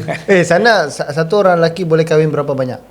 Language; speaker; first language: Malay; native; Malay